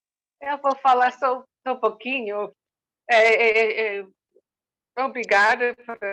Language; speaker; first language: Portuguese; non-native, learner; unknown